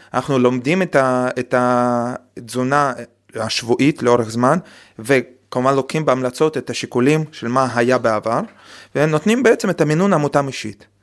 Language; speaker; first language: Hebrew; non-native, fluent; Russian